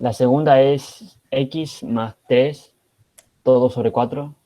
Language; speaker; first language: Spanish; native; Spanish